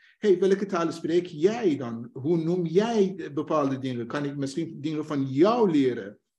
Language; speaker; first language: Dutch; non-native, fluent; Persian